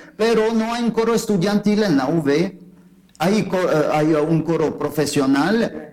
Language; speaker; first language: Spanish; non-native, fluent; French